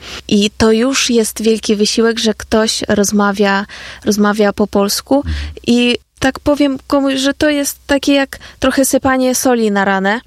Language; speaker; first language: Polish; non-native, fluent; Ukrainian